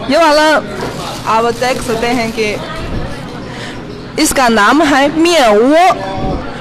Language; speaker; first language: Hindi; non-native, fluent; Chinese